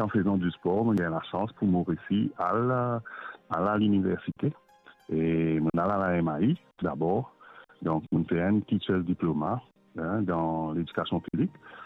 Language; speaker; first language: French; non-native, local second language; Morisyen